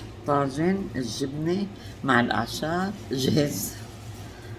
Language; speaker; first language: Arabic; native; Arabic